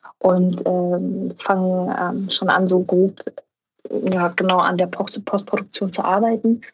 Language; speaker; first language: German; native; German